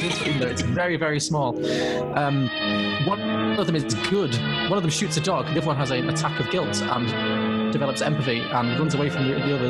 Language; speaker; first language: English; native; English